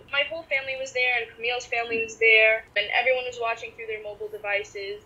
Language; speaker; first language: English; native; English